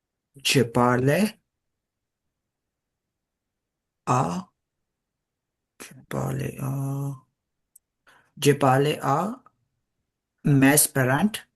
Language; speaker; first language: French; non-native, learner; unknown